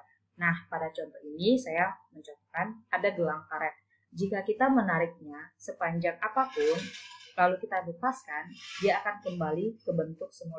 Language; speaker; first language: Indonesian; native; Indonesian